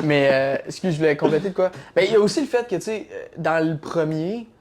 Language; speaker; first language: French; native; French